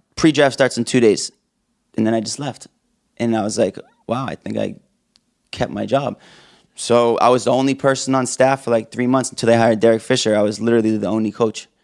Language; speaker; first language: English; native; English